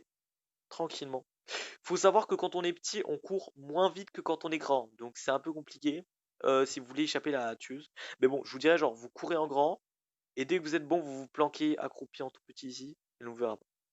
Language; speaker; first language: French; native; French